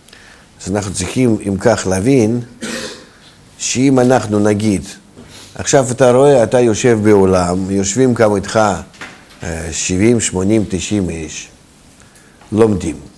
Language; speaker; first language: Hebrew; non-native, fluent; Russian